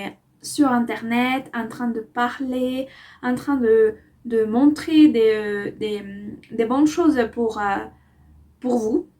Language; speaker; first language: French; non-native, fluent; Spanish